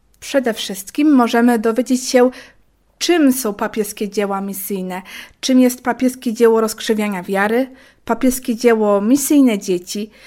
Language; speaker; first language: Polish; native; Polish